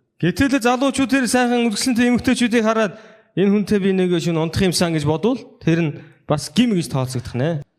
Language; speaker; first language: Mongolian; non-native, fluent; Korean